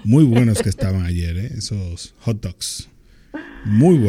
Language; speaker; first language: Spanish; native; Spanish